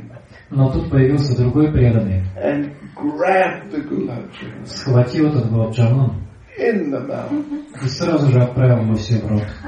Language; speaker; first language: Russian; native; Russian